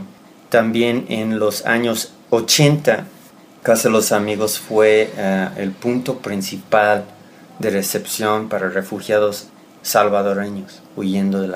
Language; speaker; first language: Spanish; non-native, fluent; English